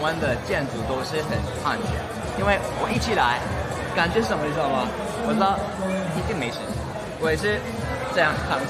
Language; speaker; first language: Chinese; non-native, fluent; Turkish